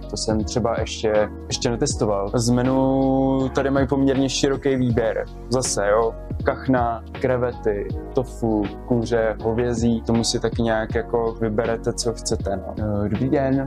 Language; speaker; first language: Czech; native; Czech